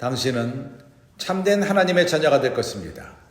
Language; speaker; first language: Korean; native; Korean